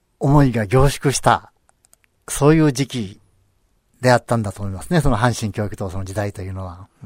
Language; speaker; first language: Japanese; native; Japanese